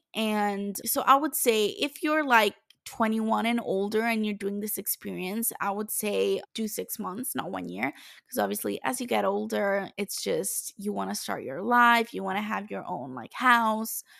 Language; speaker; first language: English; non-native, fluent; Italian